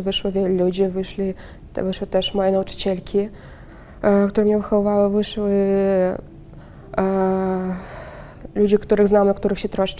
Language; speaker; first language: Polish; non-native, fluent; Russian